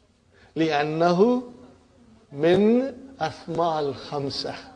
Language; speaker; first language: Arabic; non-native, fluent; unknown